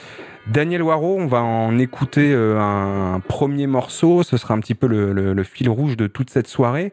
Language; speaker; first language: French; native; French